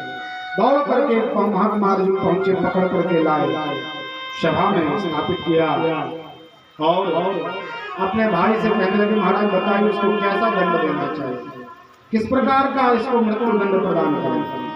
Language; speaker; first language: Hindi; native; Hindi